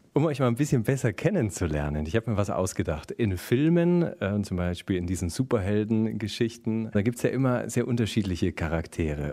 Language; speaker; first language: German; native; German